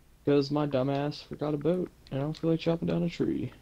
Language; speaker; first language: English; native; English